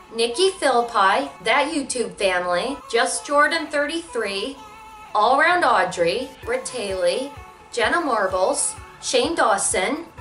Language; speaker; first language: English; native; English